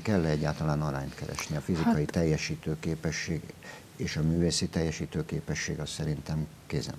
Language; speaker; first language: Hungarian; native; Hungarian